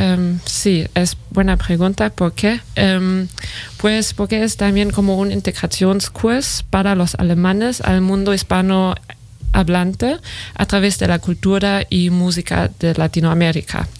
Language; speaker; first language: Spanish; non-native, fluent; German